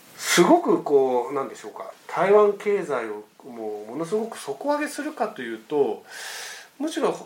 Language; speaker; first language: Japanese; native; Japanese